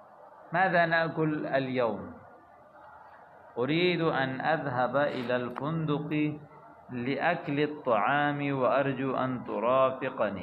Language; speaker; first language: Arabic; non-native, fluent; Urdu